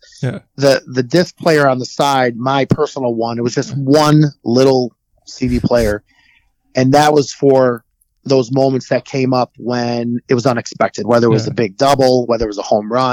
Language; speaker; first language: English; native; English